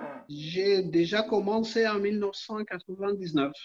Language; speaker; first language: French; non-native, learner; Arabic